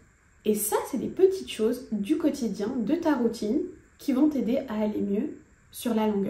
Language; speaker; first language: French; native; French